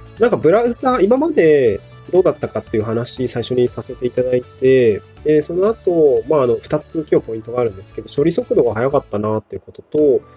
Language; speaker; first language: Japanese; native; Japanese